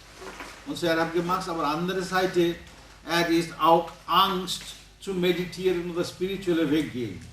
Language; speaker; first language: German; non-native, learner; Bangla